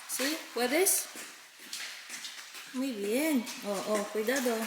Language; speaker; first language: Spanish; non-native, fluent; Filipino